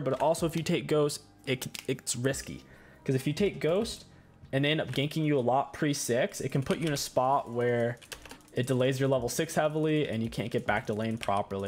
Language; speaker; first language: English; native; English